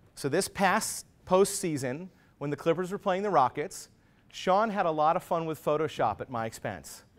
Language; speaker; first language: English; native; English